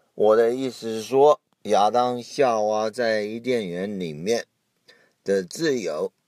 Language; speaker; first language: Chinese; non-native, fluent; English